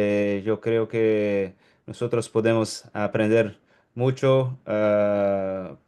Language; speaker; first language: Spanish; non-native, learner; Portuguese